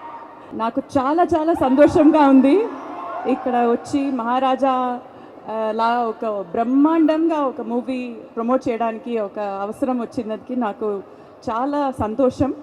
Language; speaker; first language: Telugu; non-native, fluent; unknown